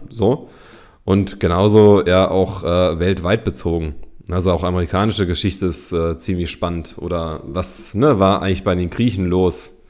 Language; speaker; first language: German; native; German